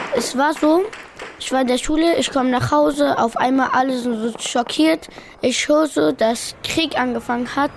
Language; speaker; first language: German; early bilingual, other home language; Pashto